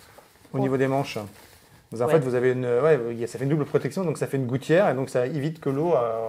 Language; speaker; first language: French; native; French